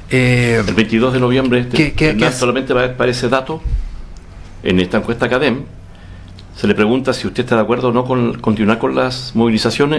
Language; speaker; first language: Spanish; native; Spanish